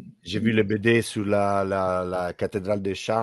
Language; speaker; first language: French; non-native, learner; Italian